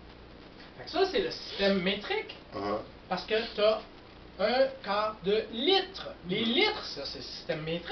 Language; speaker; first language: French; native; French